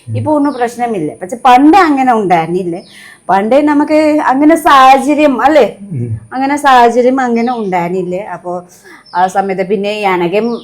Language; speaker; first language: Malayalam; non-native, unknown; Nepali